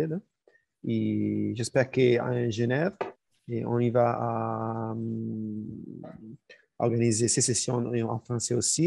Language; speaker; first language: French; non-native, learner; Spanish